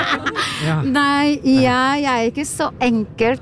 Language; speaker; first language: Norwegian; non-native, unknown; Portuguese